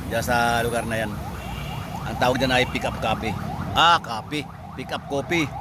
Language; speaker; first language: Filipino; native; Filipino